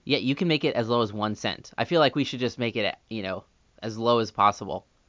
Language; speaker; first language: English; native; English